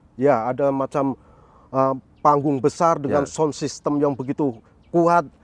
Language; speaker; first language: Indonesian; non-native, local second language; Javanese